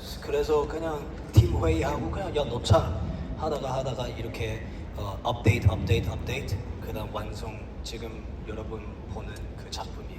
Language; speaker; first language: Korean; early bilingual, heritage; English